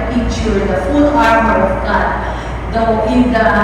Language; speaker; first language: English; non-native, local second language; Filipino